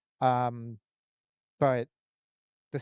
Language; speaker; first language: English; native; English